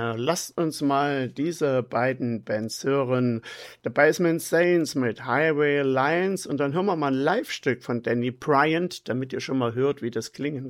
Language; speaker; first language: German; native; German